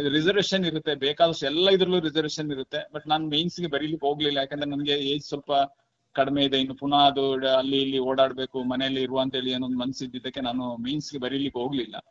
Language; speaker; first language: Kannada; non-native, local second language; Kodava